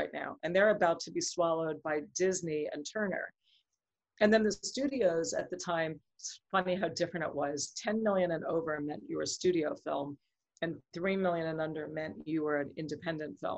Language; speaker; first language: English; native; English